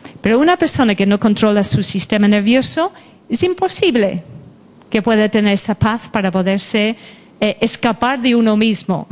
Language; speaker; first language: Spanish; non-native, fluent; English